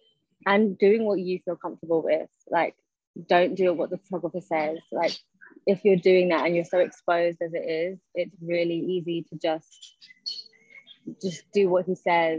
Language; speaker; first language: English; native; English